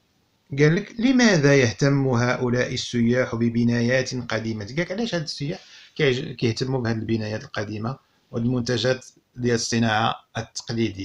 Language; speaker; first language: Arabic; native; Arabic